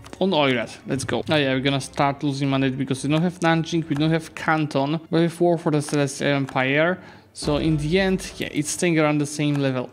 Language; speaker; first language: English; non-native, fluent; Polish